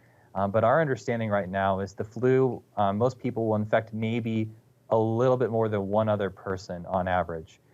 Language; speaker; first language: English; native; English